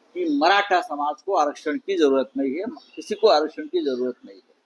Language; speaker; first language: Hindi; non-native, local second language; Marathi